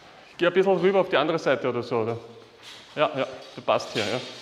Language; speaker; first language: German; native; German